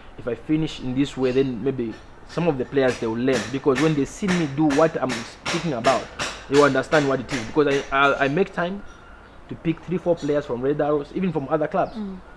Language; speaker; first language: English; non-native, local second language; Bemba